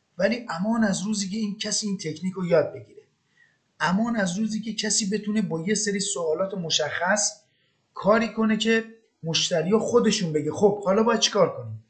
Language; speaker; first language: Persian; non-native, local second language; Azerbaijani